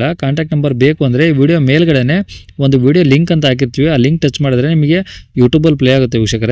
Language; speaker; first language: Kannada; native; Kannada